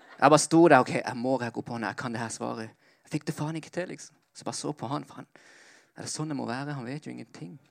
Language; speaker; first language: Norwegian; early bilingual, other home language; Spanish